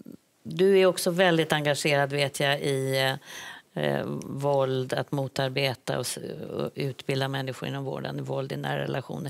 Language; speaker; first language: Swedish; native; Swedish